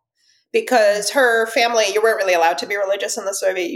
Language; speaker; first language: English; early bilingual, other home language; Russian